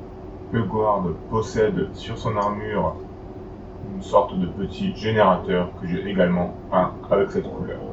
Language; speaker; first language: French; native; French